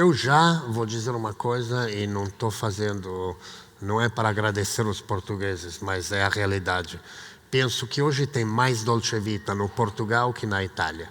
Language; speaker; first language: Portuguese; non-native, fluent; Italian